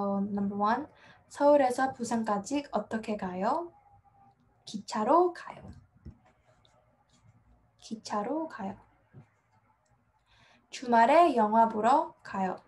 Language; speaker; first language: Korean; non-native, fluent; English